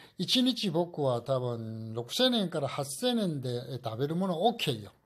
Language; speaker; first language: Japanese; non-native, learner; Korean